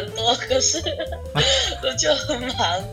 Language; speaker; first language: Chinese; non-native, fluent; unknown